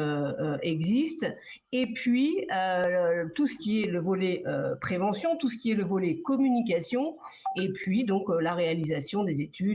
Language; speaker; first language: French; native; French